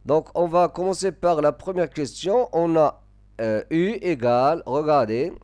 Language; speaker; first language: French; non-native, local second language; Arabic